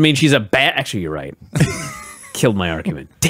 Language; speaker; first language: English; native; English